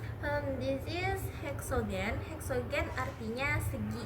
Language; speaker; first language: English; non-native, learner; Indonesian